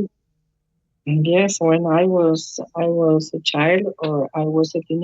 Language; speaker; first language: English; non-native, learner; Spanish